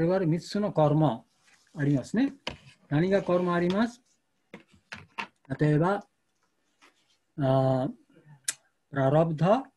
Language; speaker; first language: Japanese; non-native, fluent; Bangla